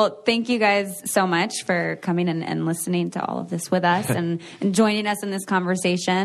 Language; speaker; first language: English; native; English